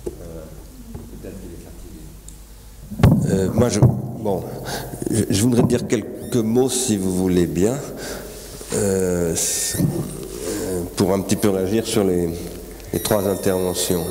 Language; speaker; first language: French; native; French